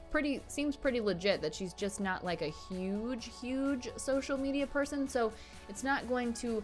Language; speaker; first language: English; native; English